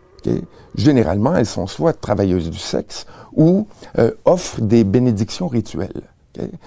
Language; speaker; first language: French; native; French